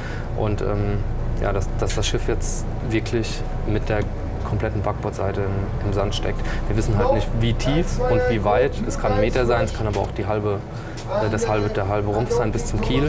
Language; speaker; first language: German; native; German